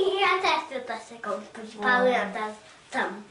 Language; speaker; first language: Polish; early bilingual, other home language; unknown